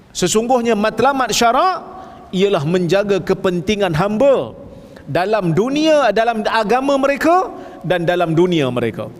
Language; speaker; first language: Malay; native; Malay